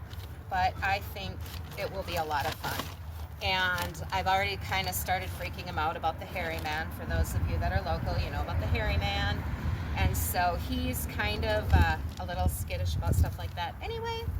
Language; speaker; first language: English; native; English